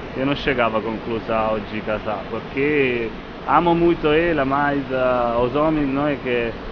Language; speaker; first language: Portuguese; non-native, fluent; Italian